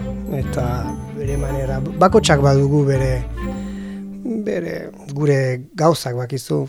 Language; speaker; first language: Basque; non-native, learner; French